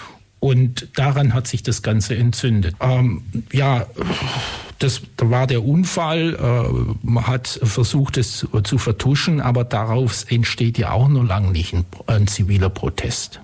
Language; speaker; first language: German; native; German